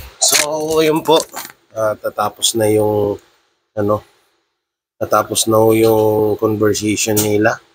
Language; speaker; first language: Filipino; native; Filipino